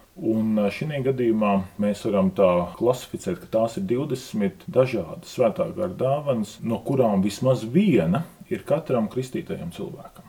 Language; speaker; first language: Latvian; native; Latvian